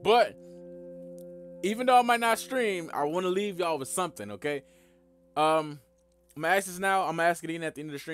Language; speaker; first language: English; native; English